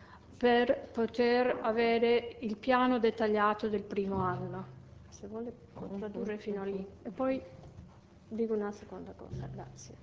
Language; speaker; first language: Italian; non-native, fluent; Spanish